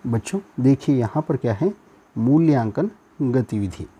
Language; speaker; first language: Hindi; non-native, local second language; Kannada